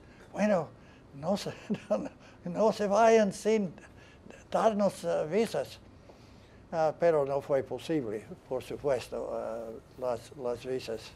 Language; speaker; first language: Spanish; non-native, fluent; English